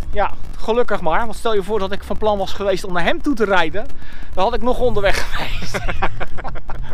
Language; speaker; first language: Dutch; native; Dutch